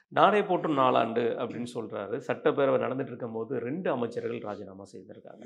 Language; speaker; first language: Tamil; native; Tamil